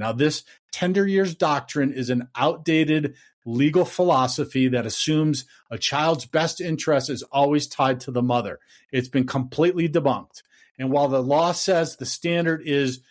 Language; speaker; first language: English; native; English